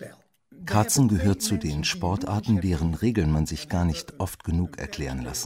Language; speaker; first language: German; native; German